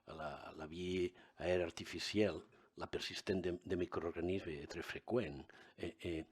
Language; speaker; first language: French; non-native, learner; Catalan